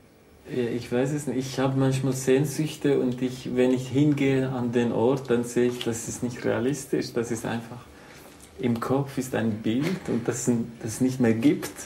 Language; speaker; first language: German; non-native, fluent; Kurdish